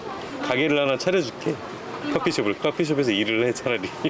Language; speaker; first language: Korean; native; Korean